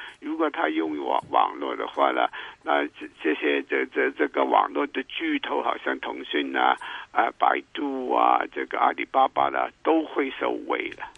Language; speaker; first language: Chinese; non-native, local second language; Cantonese